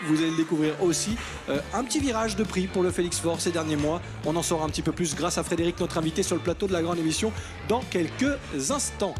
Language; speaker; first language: French; native; French